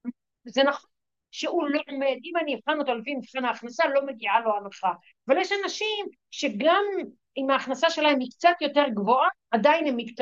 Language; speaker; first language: Hebrew; native; Hebrew